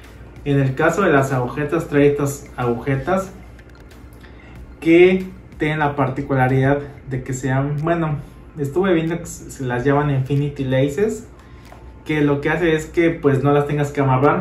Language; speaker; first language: Spanish; native; Spanish